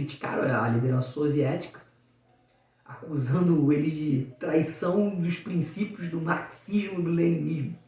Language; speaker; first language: Portuguese; native; Portuguese